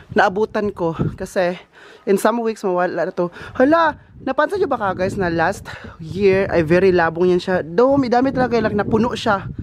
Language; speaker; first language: Filipino; non-native, local second language; Cebuano